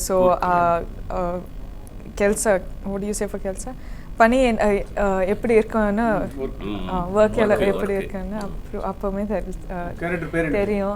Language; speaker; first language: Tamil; non-native, learner; Kannada